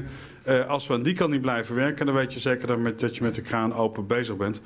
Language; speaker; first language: Dutch; native; Dutch